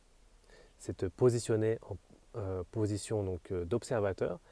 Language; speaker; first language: French; native; French